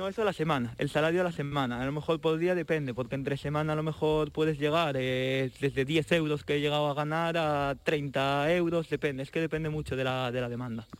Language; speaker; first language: Spanish; native; Spanish